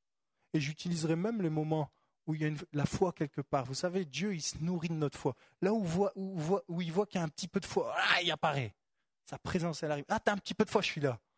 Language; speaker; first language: French; native; French